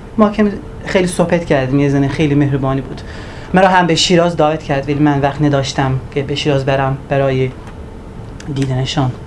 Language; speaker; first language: Persian; non-native, learner; Turkish